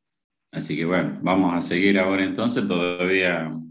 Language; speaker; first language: Spanish; native; Spanish